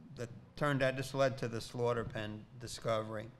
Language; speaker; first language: English; native; English